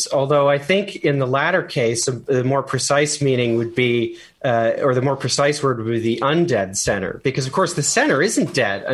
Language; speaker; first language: English; native; English